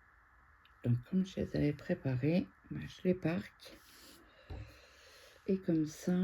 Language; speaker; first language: French; native; French